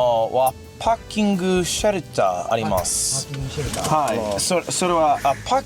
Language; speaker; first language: Japanese; non-native, learner; English